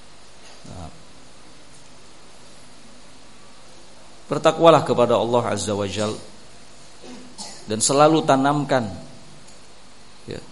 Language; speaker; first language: Indonesian; native; Indonesian